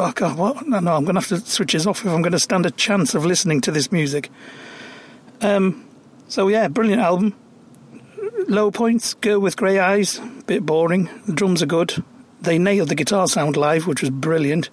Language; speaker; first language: English; native; English